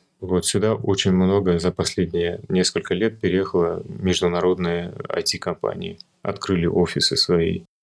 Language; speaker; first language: Russian; early bilingual, other home language; Armenian